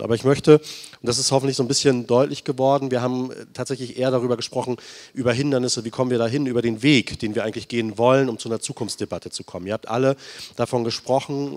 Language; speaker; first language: German; native; German